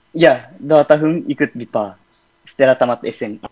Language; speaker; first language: Indonesian; non-native, learner; Japanese